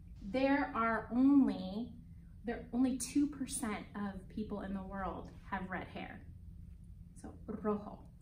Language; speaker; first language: English; native; English